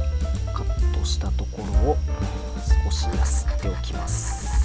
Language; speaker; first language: Japanese; native; Japanese